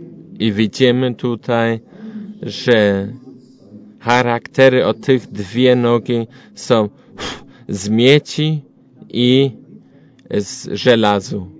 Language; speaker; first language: Polish; non-native, learner; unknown